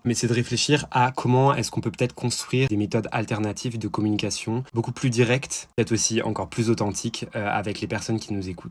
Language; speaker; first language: French; native; French